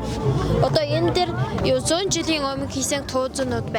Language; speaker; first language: Mongolian; non-native, local second language; Kazakh